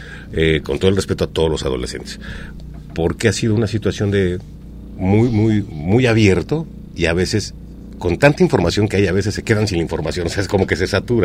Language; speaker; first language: Spanish; native; Spanish